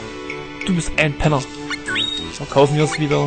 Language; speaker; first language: German; native; German